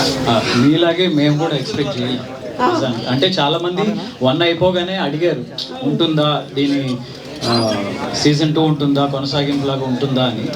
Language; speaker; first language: Telugu; native; Telugu